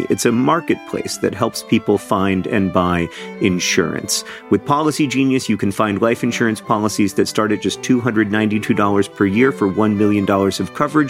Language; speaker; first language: English; native; English